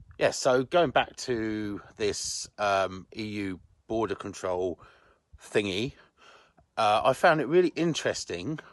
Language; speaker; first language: English; native; English